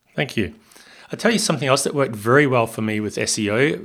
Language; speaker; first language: English; native; English